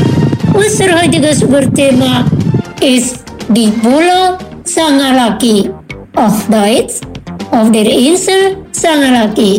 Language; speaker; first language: German; non-native, fluent; Indonesian